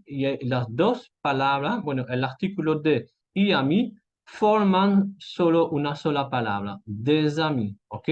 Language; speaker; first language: Spanish; non-native, fluent; French